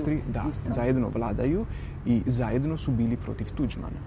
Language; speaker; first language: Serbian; non-native, fluent; Italian